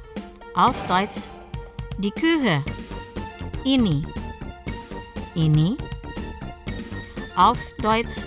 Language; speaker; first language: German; non-native, fluent; Indonesian